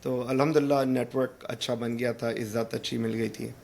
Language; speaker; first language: Urdu; early bilingual, heritage; Urdu